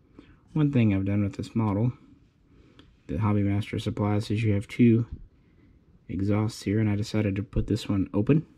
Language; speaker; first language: English; native; English